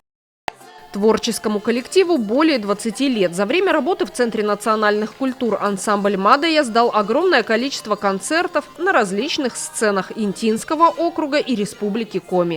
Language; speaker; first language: Russian; native; Russian